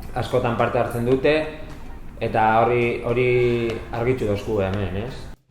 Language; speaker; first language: Basque; non-native, local second language; Spanish